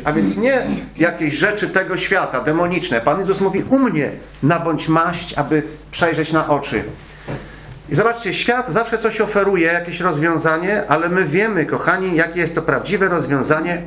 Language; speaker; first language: Polish; native; Polish